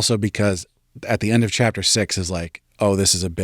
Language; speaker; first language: English; native; English